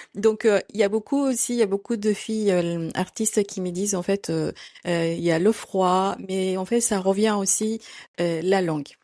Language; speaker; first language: French; non-native, fluent; Spanish